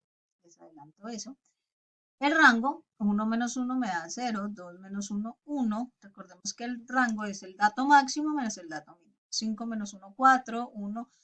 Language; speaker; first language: Spanish; native; Spanish